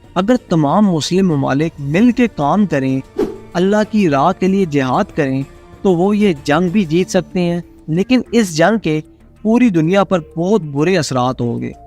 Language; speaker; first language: Urdu; native; Urdu